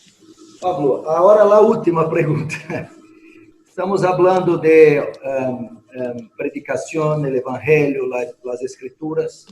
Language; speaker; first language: Spanish; non-native, fluent; Portuguese